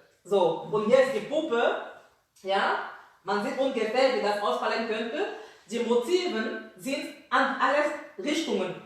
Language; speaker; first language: German; non-native, fluent; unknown